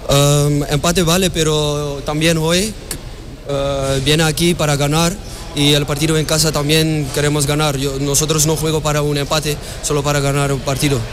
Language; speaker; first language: Spanish; non-native, learner; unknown